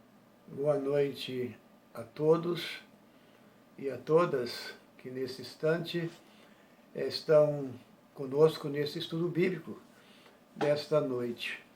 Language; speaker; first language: Portuguese; native; Portuguese